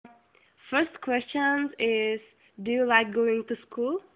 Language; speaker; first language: English; non-native, learner; Czech